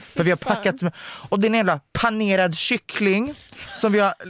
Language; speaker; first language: Swedish; early bilingual, other home language; Romanian